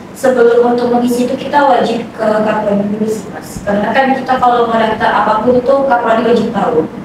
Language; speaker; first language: Indonesian; native; Indonesian